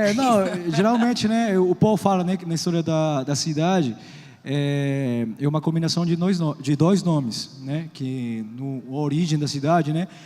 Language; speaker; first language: Portuguese; non-native, fluent; Spanish